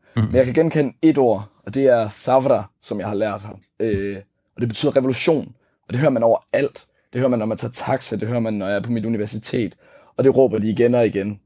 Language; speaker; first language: Danish; native; Danish